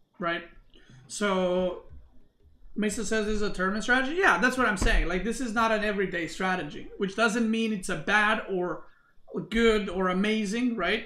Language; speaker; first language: English; non-native, fluent; Serbian